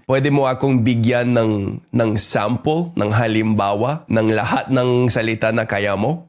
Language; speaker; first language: Filipino; non-native, fluent; English